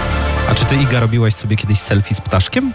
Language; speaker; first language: Polish; native; Polish